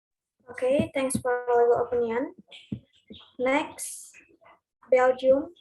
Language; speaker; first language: English; non-native, learner; Indonesian